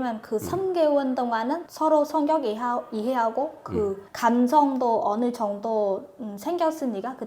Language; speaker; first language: Korean; non-native, fluent; Vietnamese